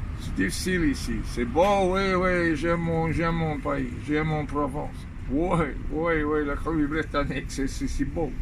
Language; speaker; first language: French; non-native, learner; English